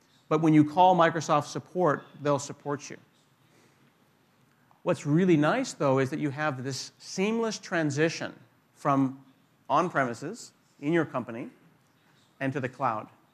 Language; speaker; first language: English; native; English